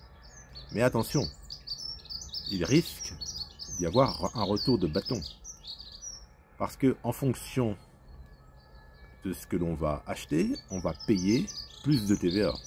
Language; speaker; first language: French; native; French